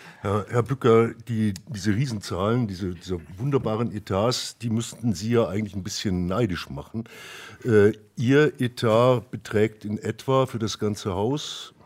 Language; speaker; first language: German; native; German